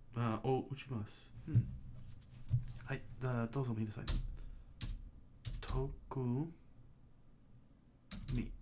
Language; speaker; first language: Japanese; non-native, learner; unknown